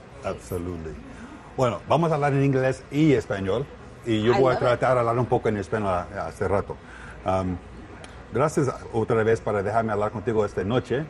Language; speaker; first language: Spanish; non-native, learner; English